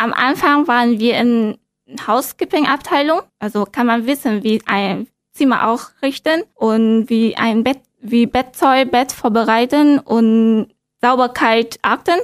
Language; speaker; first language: German; non-native, learner; Vietnamese